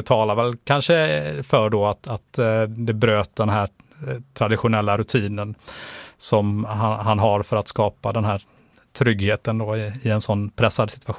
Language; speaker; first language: Swedish; native; Swedish